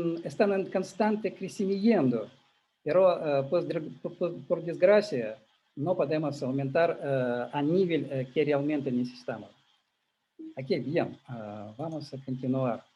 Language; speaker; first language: Spanish; non-native, learner; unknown